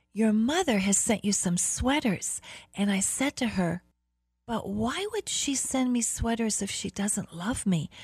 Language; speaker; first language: English; early bilingual, other home language; German